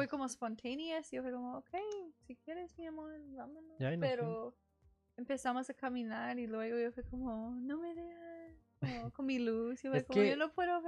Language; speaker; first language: Spanish; non-native, learner; English